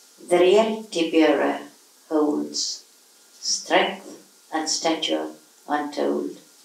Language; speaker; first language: English; non-native, fluent; Estonian